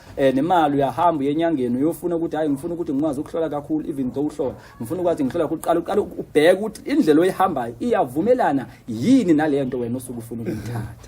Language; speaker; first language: Zulu; native; Zulu